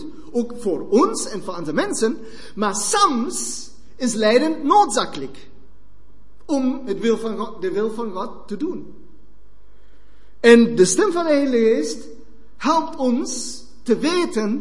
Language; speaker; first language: Dutch; non-native, fluent; German